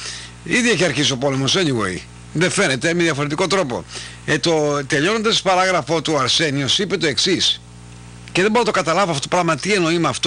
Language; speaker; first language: Greek; native; Greek